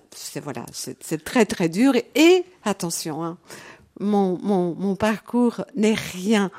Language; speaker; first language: French; early bilingual, other home language; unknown